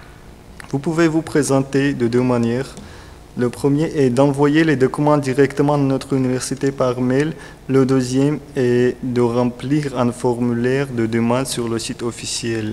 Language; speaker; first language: French; non-native, learner; Russian